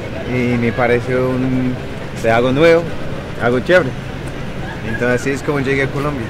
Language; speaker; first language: Spanish; non-native, fluent; English